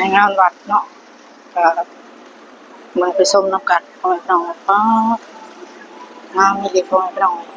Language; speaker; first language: Thai; non-native, local second language; Northeastern Thai